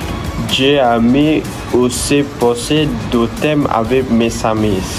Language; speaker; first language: French; non-native, learner; Malay